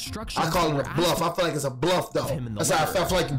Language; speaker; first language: English; native; English